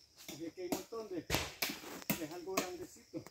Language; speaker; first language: Spanish; native; Spanish